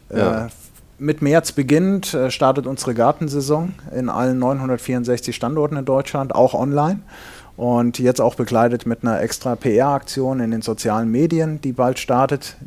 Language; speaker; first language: German; native; German